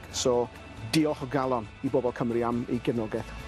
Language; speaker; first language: Welsh; native; Welsh